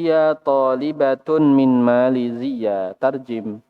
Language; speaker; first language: Arabic; non-native, fluent; Indonesian